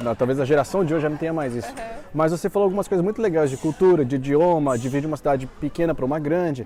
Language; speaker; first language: Portuguese; native; Portuguese